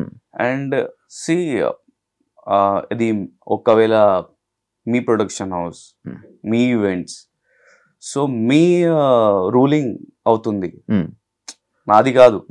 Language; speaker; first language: Telugu; non-native, local second language; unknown